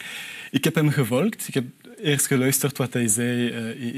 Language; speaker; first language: Dutch; non-native, local second language; French